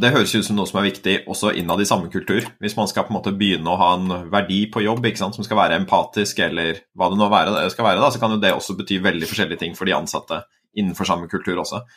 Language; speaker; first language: Norwegian; native; Norwegian